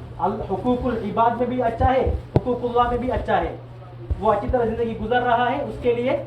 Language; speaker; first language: Hindi; non-native, local second language; Tamil